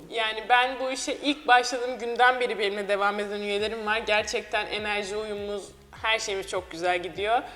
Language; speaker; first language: Turkish; native; Turkish